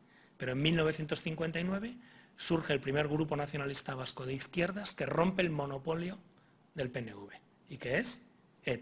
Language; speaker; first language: Spanish; native; Spanish